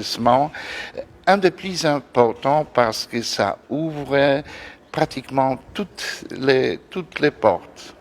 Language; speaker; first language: French; non-native, fluent; Polish